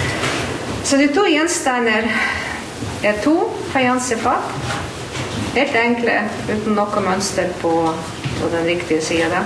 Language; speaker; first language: Norwegian; non-native, fluent; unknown